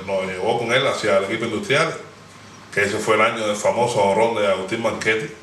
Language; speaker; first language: Spanish; native; Spanish